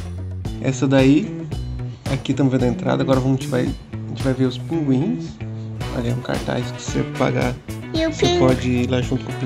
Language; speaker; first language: Portuguese; native; Portuguese